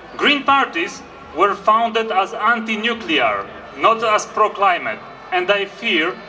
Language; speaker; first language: English; non-native, fluent; Polish